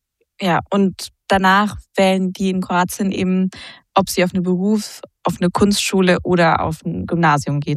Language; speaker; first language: German; native; German